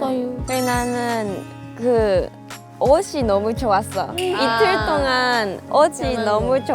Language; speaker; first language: Korean; non-native, fluent; Japanese